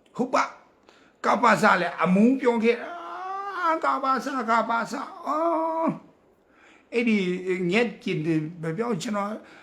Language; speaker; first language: Burmese; non-native, local second language; Kachin